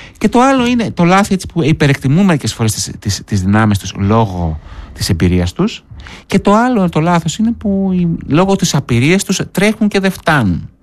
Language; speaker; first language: Greek; native; Greek